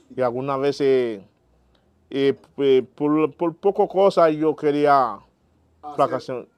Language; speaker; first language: Spanish; non-native, fluent; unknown